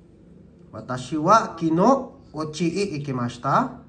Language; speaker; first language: Japanese; non-native, fluent; Filipino